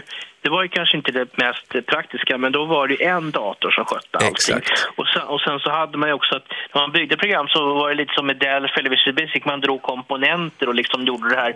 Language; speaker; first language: Swedish; native; Swedish